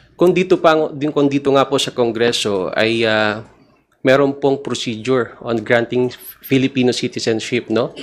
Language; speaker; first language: Filipino; native; Filipino